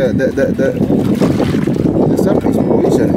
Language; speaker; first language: English; non-native, learner; Indonesian